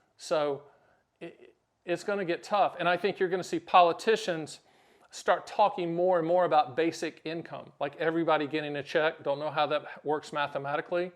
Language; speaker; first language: English; native; English